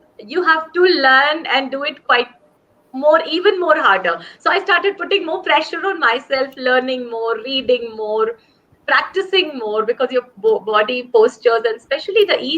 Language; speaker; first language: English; non-native, local second language; Hindi